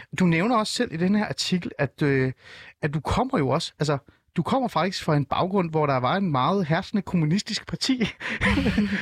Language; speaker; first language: Danish; early bilingual, other home language; Persian